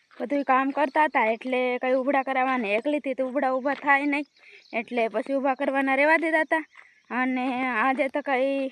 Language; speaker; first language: Gujarati; non-native, local second language; Bhili